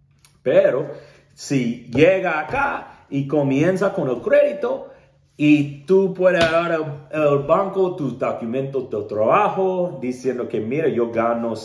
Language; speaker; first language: Spanish; non-native, learner; English